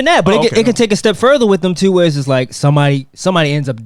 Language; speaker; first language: English; native; English